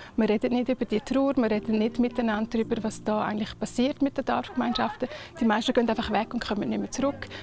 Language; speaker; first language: German; non-native, local second language; Romansh